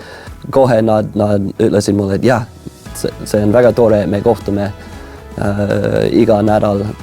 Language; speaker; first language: Estonian; non-native, fluent; English